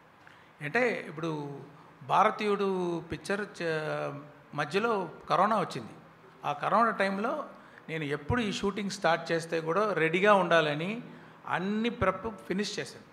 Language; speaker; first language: Telugu; non-native, local second language; Tamil